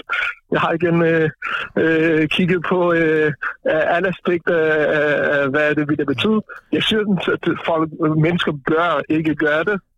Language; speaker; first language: Danish; non-native, fluent; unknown